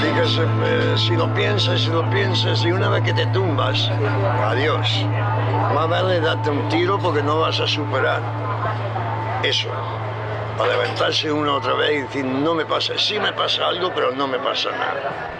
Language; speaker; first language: Spanish; native; Spanish